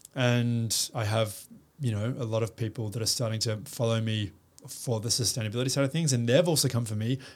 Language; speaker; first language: English; native; English